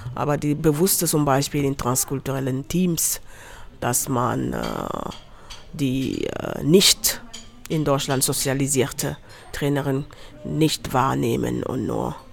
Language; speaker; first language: German; non-native, fluent; Wolof